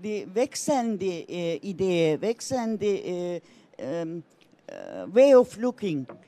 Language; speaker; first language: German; non-native, learner; Turkish